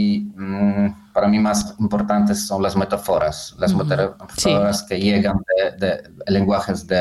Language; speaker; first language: Spanish; non-native, learner; Polish